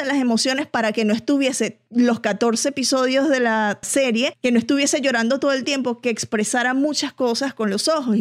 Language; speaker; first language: Spanish; native; Spanish